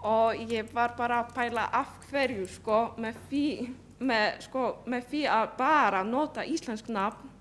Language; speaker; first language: Icelandic; non-native, fluent; Polish